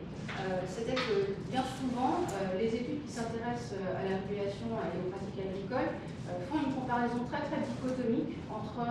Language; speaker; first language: French; native; French